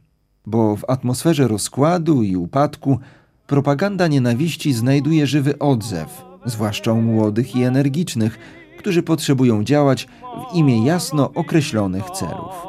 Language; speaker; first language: Polish; native; Polish